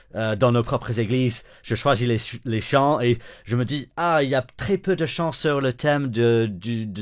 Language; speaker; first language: French; non-native, fluent; English